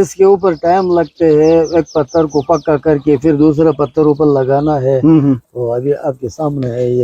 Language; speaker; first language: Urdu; non-native, local second language; Shina